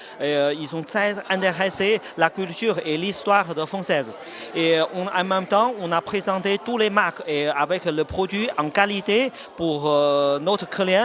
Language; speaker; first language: French; non-native, learner; Chinese